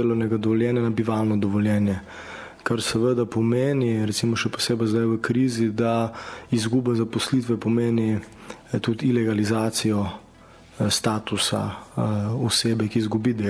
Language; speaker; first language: Slovenian; native; Slovenian